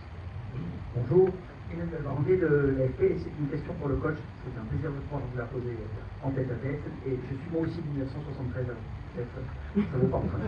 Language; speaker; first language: French; native; French